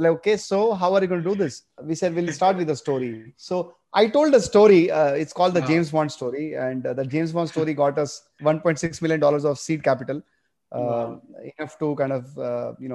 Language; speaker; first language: English; non-native, local second language; Gujarati